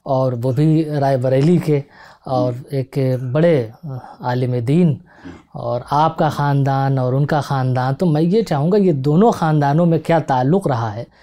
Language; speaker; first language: Hindi; native; Hindi